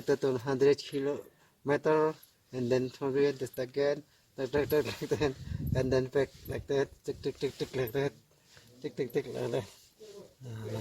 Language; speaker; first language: English; non-native, learner; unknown